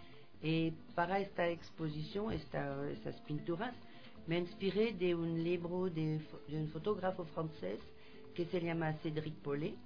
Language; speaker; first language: Spanish; non-native, fluent; French